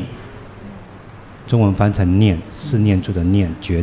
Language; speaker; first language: Chinese; native; Chinese